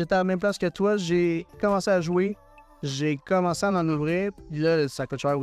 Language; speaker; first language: French; native; French